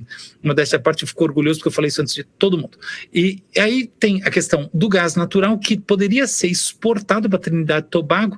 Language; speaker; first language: Portuguese; native; Portuguese